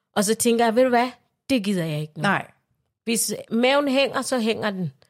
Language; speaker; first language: Danish; non-native, fluent; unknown